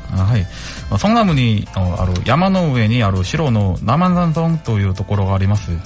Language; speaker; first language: Japanese; non-native, fluent; Korean